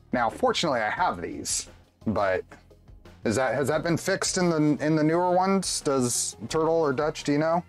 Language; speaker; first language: English; native; English